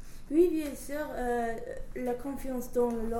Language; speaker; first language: French; non-native, learner; English